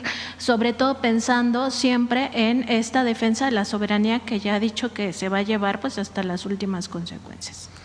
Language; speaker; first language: Spanish; native; Spanish